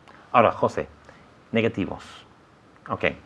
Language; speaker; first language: Spanish; non-native, fluent; English